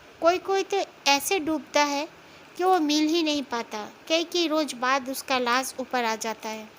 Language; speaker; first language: Hindi; non-native, local second language; Bangla